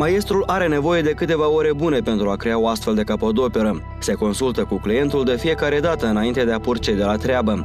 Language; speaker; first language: Romanian; native; Romanian